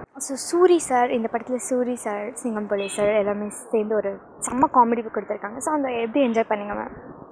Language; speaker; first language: Tamil; native; Tamil